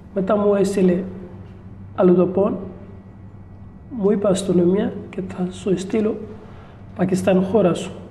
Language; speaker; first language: Greek; non-native, learner; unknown